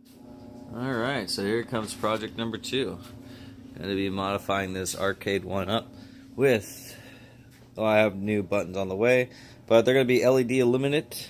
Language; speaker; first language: English; native; English